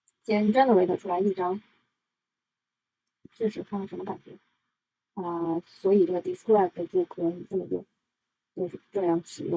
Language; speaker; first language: Chinese; native; Chinese